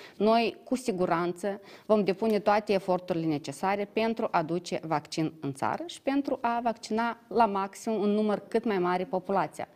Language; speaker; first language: Romanian; native; Romanian